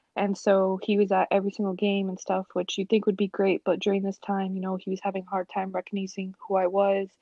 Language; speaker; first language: English; native; English